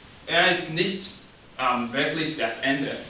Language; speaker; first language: German; non-native, learner; English